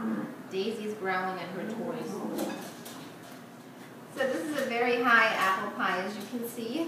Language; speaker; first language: English; non-native, fluent; German